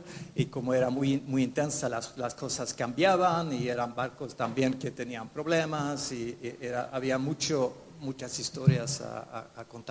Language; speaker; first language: Spanish; non-native, fluent; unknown